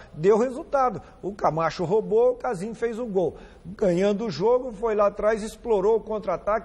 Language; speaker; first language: Portuguese; native; Portuguese